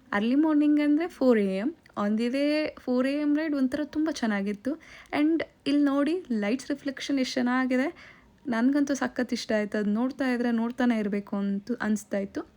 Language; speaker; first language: Kannada; non-native, local second language; Tamil